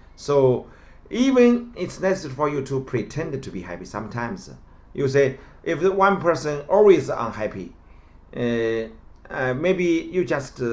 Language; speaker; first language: English; non-native, learner; Chinese